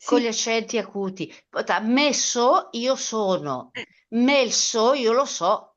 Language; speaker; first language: Italian; native; Italian